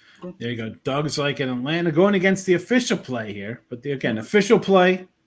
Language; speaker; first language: English; native; English